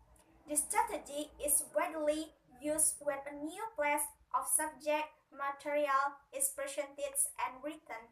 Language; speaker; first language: English; non-native, learner; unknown